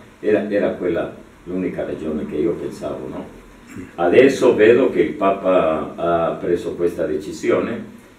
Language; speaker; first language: Italian; non-native, fluent; Spanish